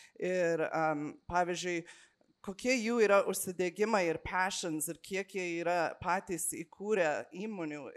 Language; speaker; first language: Lithuanian; early bilingual, heritage; Lithuanian